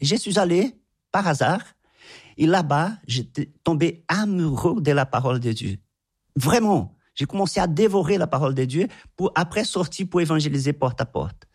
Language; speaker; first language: French; non-native, fluent; Portuguese